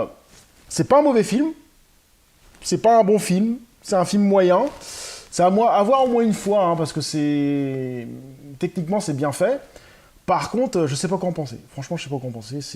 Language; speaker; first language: French; native; French